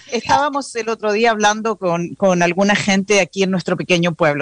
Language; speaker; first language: Spanish; native; Spanish